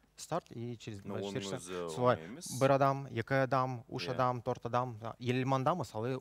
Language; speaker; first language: Kazakh; non-native, local second language; Russian